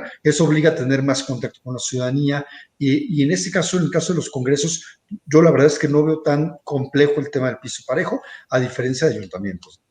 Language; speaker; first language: Spanish; native; Spanish